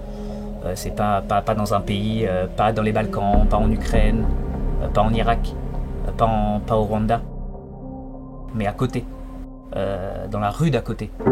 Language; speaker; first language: French; native; French